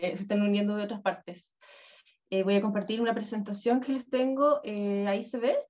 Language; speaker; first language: Spanish; native; Spanish